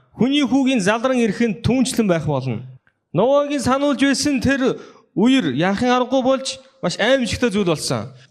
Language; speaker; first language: Mongolian; non-native, fluent; Korean